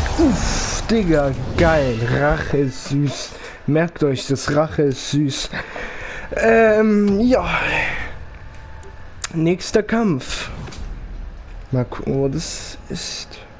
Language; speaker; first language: German; early bilingual, other home language; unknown